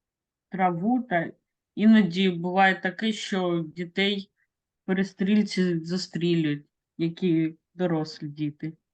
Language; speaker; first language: Ukrainian; non-native, local second language; Russian